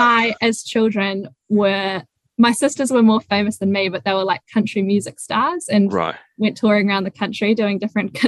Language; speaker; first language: English; native; English